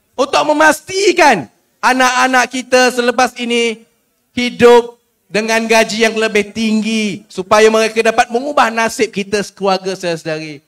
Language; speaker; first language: Malay; native; Malay